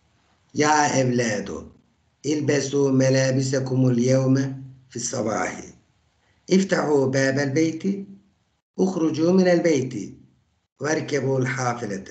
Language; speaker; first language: Arabic; non-native, fluent; Turkish